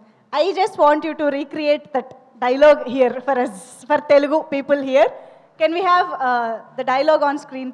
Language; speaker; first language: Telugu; native; Telugu